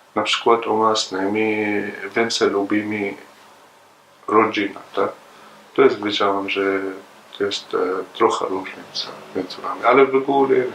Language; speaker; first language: Polish; non-native, learner; Arabic